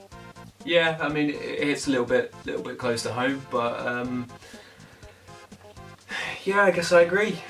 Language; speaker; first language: English; native; English